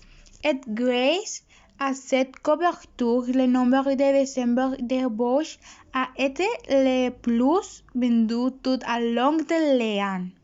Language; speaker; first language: French; non-native, learner; Spanish